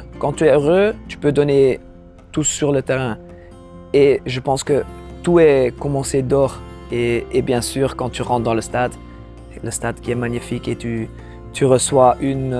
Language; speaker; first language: French; non-native, local second language; Dutch